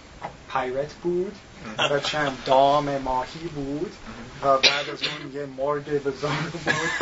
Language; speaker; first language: Tajik; non-native, learner; English